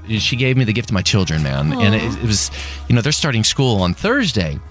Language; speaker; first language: English; native; English